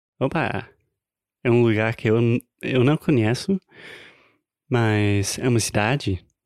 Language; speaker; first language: Portuguese; non-native, fluent; English